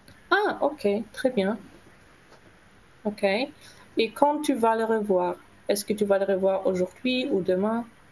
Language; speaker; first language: French; native; French